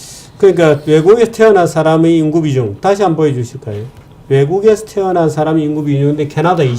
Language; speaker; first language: Korean; native; Korean